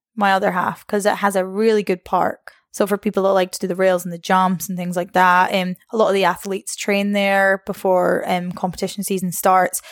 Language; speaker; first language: English; native; English